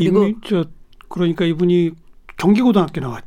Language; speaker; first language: Korean; native; Korean